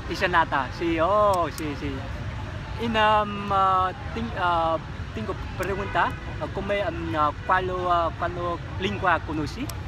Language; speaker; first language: Italian; non-native, learner; Vietnamese